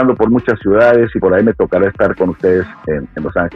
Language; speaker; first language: Spanish; native; Spanish